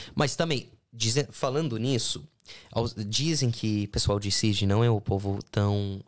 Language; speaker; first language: Portuguese; non-native, fluent; English